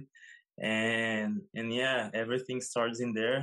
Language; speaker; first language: English; non-native, fluent; Portuguese